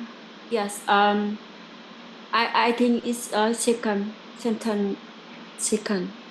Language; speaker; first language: English; non-native, learner; Vietnamese